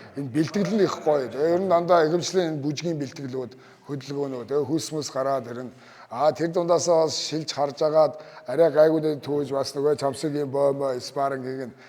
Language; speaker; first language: Mongolian; native; Mongolian